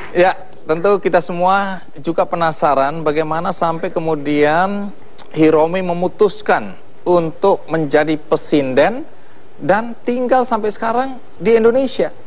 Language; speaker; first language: Indonesian; native; Indonesian